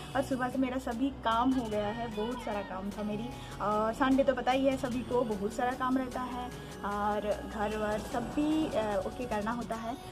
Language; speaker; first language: Hindi; non-native, local second language; Bangla